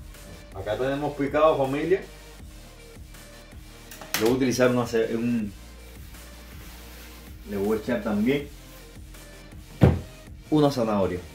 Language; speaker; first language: Spanish; native; Spanish